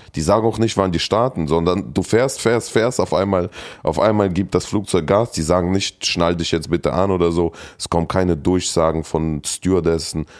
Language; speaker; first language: German; early bilingual, other home language; Russian